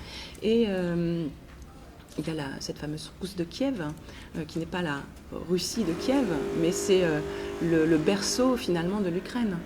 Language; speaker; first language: French; native; French